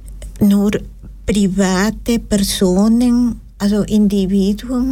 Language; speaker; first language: German; non-native, fluent; Spanish